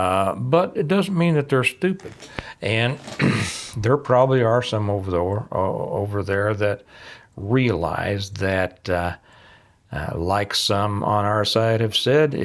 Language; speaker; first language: English; native; English